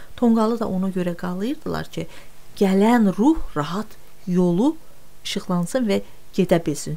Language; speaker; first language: Azerbaijani; non-native, local second language; Talysh